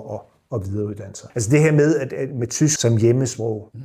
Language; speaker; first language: Danish; native; Danish